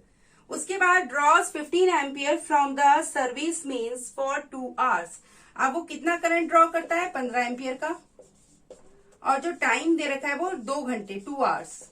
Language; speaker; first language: Hindi; native; Hindi